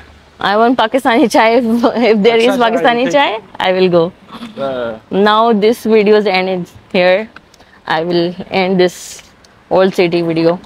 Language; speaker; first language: English; non-native, learner; Hindi